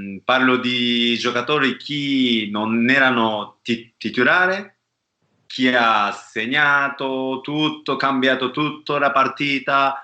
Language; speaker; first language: Italian; non-native, learner; Japanese